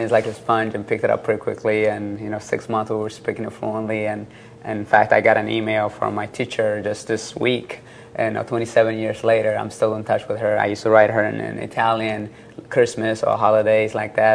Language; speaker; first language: English; early bilingual, other home language; Tigrinya